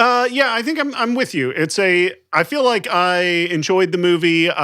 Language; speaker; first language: English; native; English